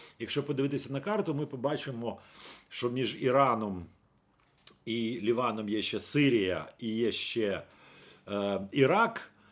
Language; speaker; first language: Ukrainian; native; Ukrainian